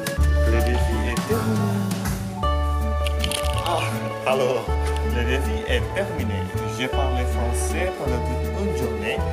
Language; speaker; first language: French; non-native, learner; Indonesian